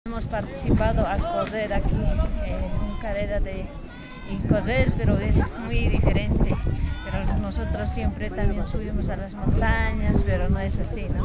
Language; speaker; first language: Spanish; non-native, local second language; Aymara